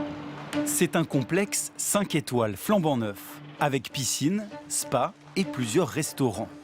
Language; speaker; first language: French; native; French